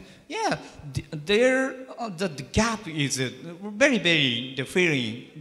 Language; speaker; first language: English; non-native, learner; Japanese